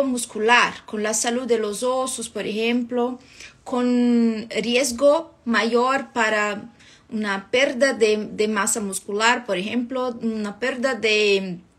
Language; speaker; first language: Spanish; non-native, fluent; Portuguese